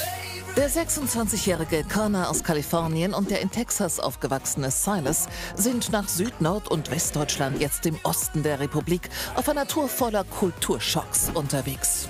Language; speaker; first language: German; native; German